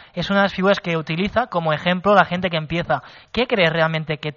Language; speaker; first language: Spanish; non-native, local second language; Catalan